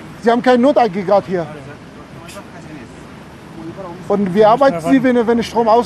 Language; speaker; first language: German; non-native, fluent; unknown